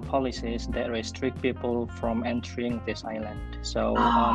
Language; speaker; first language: English; non-native, fluent; Indonesian